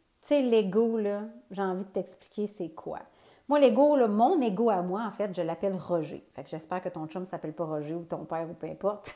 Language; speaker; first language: French; native; French